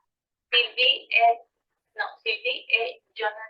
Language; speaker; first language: French; non-native, learner; Spanish